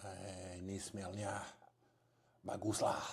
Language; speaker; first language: Indonesian; non-native, learner; French